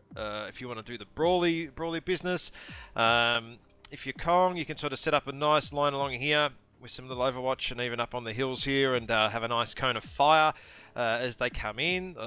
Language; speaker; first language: English; native; English